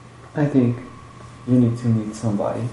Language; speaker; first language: English; non-native, learner; Spanish